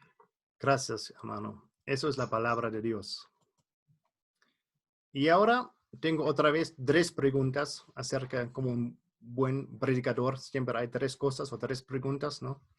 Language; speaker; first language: Spanish; non-native, fluent; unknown